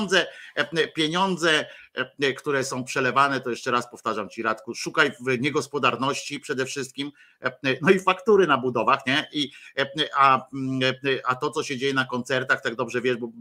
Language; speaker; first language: Polish; native; Polish